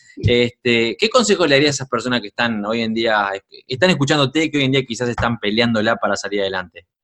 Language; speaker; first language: Spanish; native; Spanish